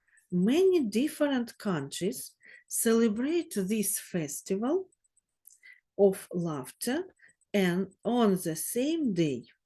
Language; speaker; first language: English; non-native, fluent; Ukrainian